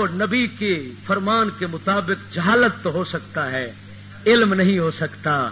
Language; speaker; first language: Urdu; non-native, local second language; Punjabi